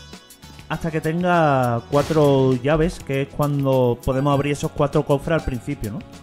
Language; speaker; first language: Spanish; native; Spanish